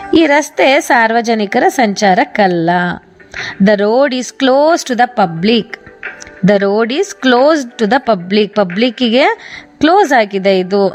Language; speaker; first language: Kannada; native; Kannada